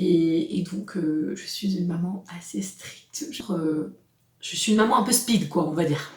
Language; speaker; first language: French; native; French